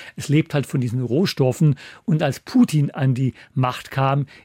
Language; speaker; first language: German; native; German